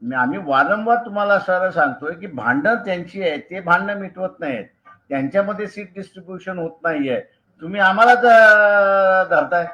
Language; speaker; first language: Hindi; non-native, local second language; Marathi